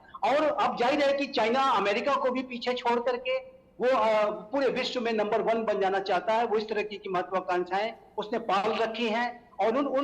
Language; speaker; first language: Hindi; native; Hindi